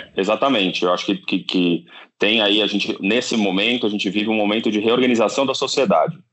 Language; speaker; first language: Portuguese; native; Portuguese